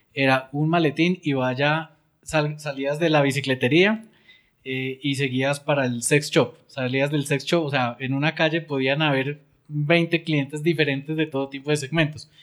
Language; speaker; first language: Spanish; native; Spanish